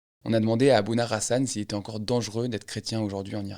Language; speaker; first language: French; native; French